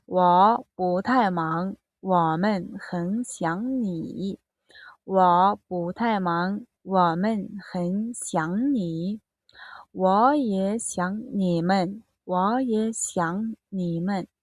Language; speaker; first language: Chinese; non-native, fluent; Mongolian